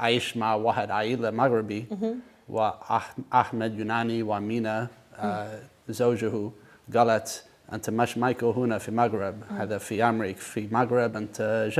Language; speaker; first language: Arabic; non-native, learner; English